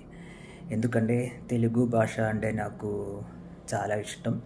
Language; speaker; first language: Telugu; non-native, learner; Malayalam